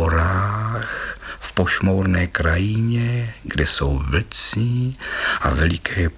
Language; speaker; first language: Czech; native; Czech